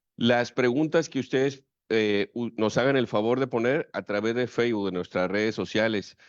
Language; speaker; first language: Spanish; native; Spanish